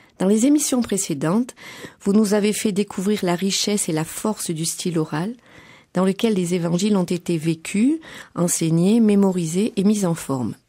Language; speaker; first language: French; native; French